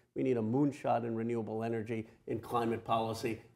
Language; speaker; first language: English; native; English